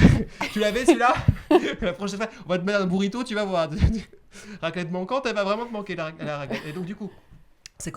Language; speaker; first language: French; native; French